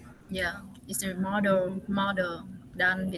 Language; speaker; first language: English; non-native, learner; Vietnamese